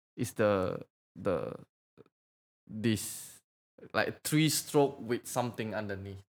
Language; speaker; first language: English; non-native, fluent; Indonesian